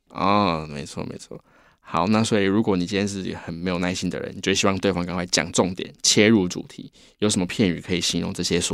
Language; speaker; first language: Chinese; native; Chinese